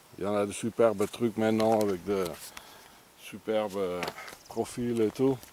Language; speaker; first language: French; non-native, fluent; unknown